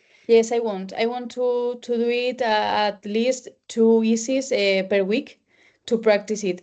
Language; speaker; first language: English; non-native, learner; Spanish